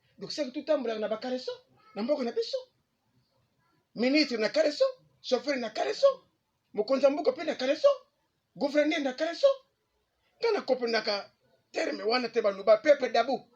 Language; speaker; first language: Lingala; non-native, local second language; Kongo